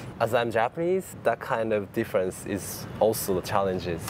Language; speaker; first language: English; non-native, fluent; Japanese